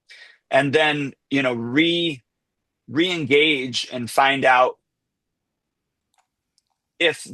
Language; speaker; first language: English; native; English